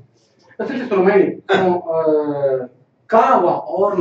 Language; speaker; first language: Japanese; non-native, learner; Tamil